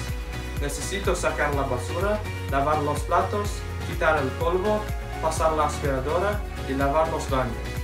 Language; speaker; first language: Spanish; non-native, learner; English